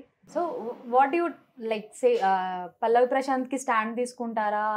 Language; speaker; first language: Telugu; native; Telugu